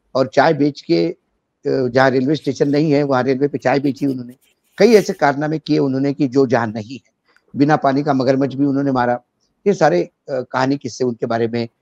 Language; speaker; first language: Hindi; non-native, local second language; Marathi